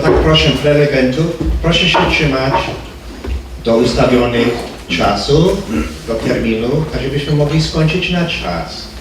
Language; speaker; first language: Polish; early bilingual, heritage; Polish